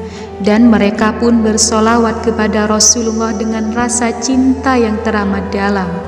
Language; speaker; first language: Indonesian; native; Indonesian